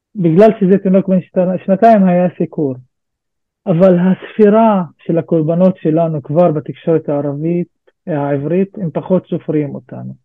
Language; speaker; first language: Hebrew; non-native, local second language; Arabic